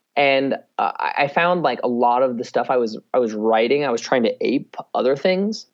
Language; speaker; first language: English; native; English